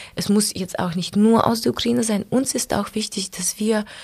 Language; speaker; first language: German; non-native, fluent; Ukrainian